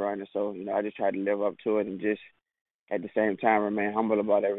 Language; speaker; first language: English; native; English